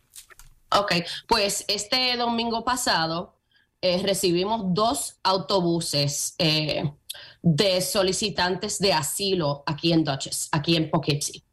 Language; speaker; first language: Spanish; early bilingual, heritage; Spanish